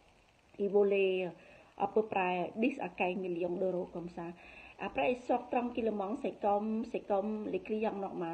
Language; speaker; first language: French; non-native, learner; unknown